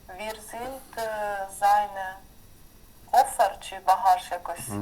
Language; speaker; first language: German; non-native, learner; Ukrainian